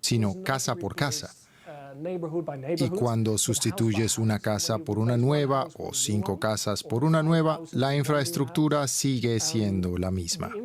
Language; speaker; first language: Spanish; native; Spanish